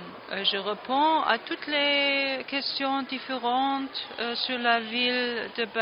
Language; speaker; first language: French; non-native, fluent; German